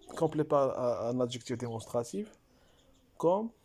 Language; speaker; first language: French; non-native, local second language; Arabic